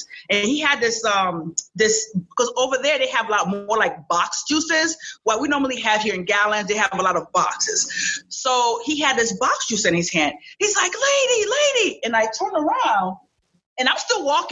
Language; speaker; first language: English; early bilingual, other home language; Haitian Creole